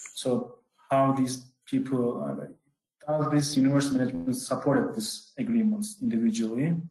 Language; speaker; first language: English; non-native, fluent; Turkish